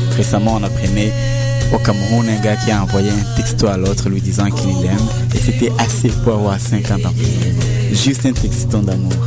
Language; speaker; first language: French; non-native, local second language; Kinyarwanda